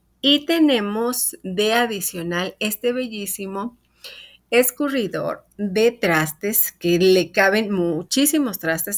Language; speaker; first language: Spanish; native; Spanish